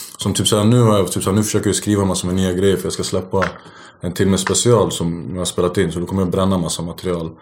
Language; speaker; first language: Swedish; early bilingual, other home language; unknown